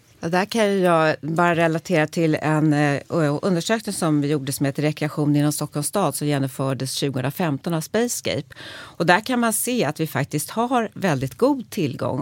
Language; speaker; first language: Swedish; native; Swedish